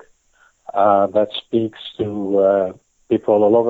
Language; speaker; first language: English; non-native, fluent; Italian